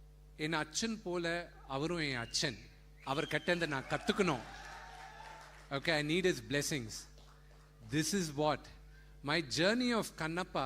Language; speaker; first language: Tamil; non-native, local second language; Telugu